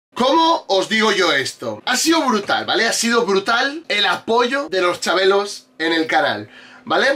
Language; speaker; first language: Spanish; native; Spanish